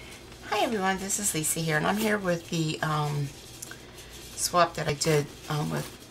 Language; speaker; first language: English; native; English